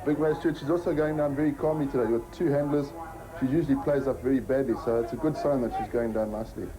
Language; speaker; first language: English; native; English